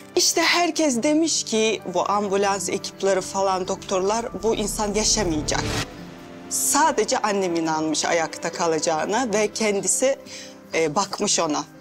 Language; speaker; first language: Turkish; non-native, fluent; Russian